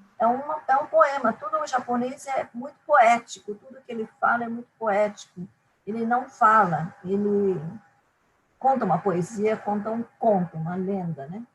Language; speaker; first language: Portuguese; early bilingual, other home language; Japanese